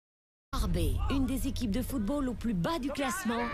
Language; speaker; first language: French; native; French